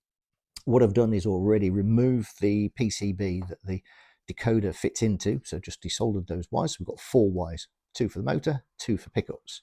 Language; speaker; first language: English; native; English